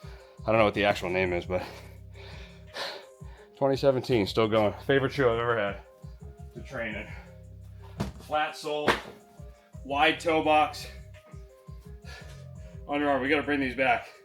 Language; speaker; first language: English; native; English